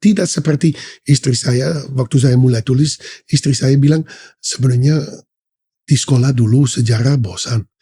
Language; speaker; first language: Indonesian; non-native, fluent; Dutch